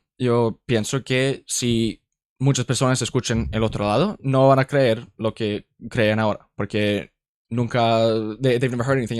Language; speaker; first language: Spanish; non-native, learner; English